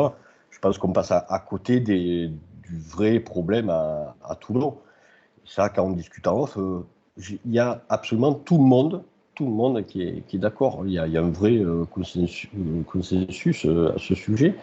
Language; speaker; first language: French; native; French